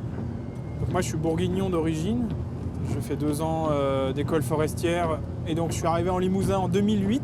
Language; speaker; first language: French; native; French